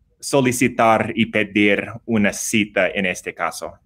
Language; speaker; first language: Spanish; non-native, learner; English